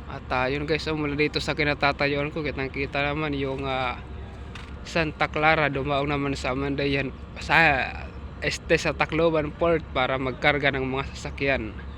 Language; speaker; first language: Filipino; non-native, local second language; Waray